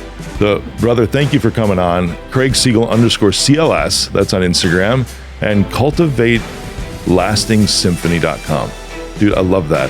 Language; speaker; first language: English; native; English